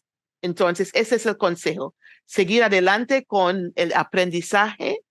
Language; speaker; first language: Spanish; non-native, fluent; English